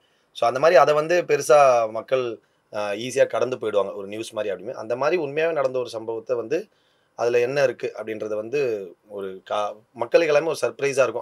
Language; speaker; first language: Tamil; native; Tamil